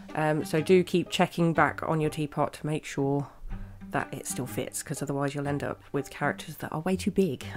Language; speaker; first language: English; native; English